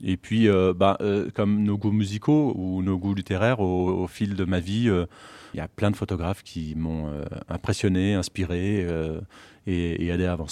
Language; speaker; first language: French; native; French